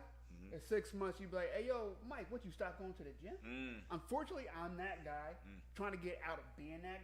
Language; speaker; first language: English; native; English